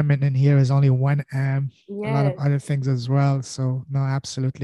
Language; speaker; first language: English; non-native, fluent; French